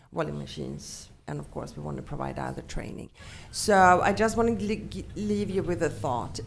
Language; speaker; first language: English; non-native, fluent; Swedish